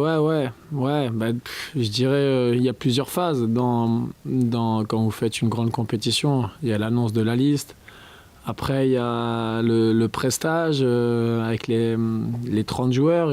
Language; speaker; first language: French; native; French